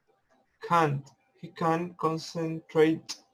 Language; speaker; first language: English; non-native, learner; Spanish